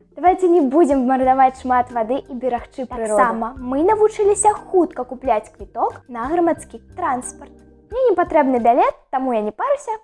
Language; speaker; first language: Belarusian; non-native, local second language; Russian